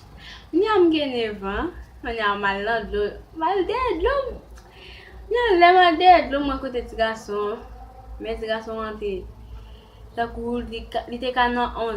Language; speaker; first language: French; non-native, learner; Haitian Creole